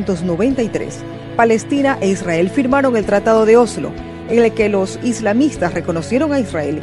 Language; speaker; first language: Spanish; native; Spanish